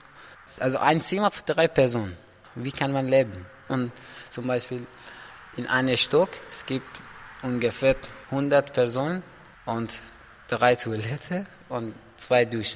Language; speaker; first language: German; non-native, learner; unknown